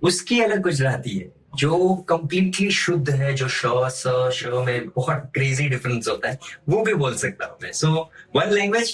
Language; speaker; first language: Hindi; non-native, local second language; Gujarati